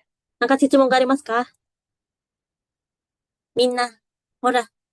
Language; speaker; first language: Japanese; non-native, fluent; Indonesian